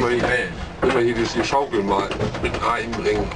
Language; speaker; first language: German; native; German